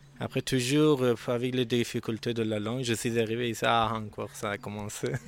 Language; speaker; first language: French; non-native, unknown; Persian